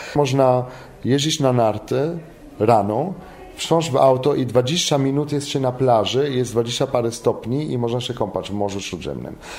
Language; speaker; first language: Polish; non-native, fluent; Arabic